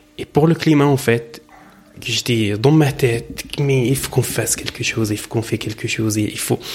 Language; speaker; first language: French; non-native, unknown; Arabic